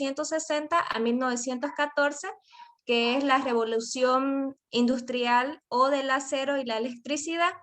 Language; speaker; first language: Spanish; native; Spanish